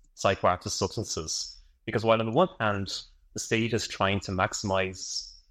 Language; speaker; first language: English; native; English